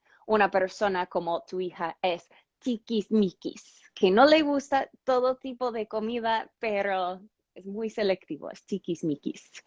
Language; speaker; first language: Spanish; non-native, fluent; English